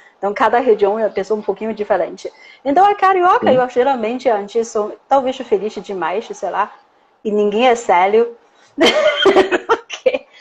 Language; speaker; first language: Portuguese; non-native, learner; Chinese